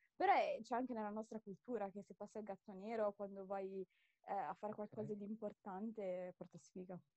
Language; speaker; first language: Italian; early bilingual, other home language; Tamil